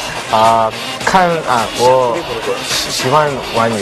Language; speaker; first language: Chinese; non-native, learner; Korean